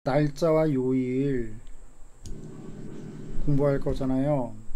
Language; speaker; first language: Korean; native; Korean